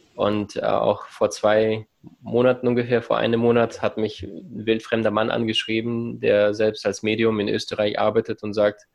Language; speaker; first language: German; early bilingual, other home language; Russian